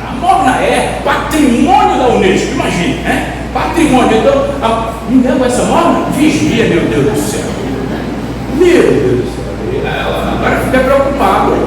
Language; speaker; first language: Portuguese; native; Portuguese